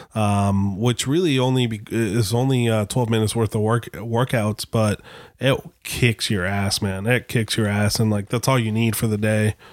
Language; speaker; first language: English; native; English